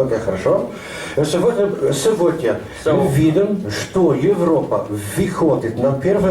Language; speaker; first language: Russian; non-native, learner; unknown